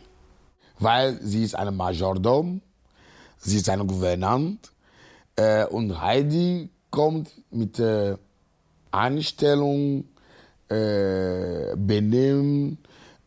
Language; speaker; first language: German; non-native, fluent; Ewe